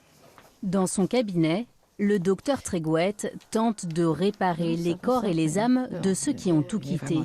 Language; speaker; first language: French; native; French